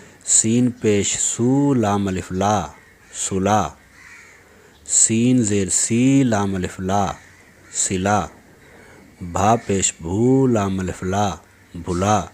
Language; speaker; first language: Urdu; native; Urdu